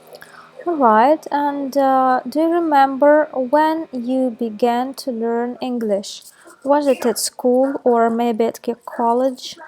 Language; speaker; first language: English; non-native, fluent; Russian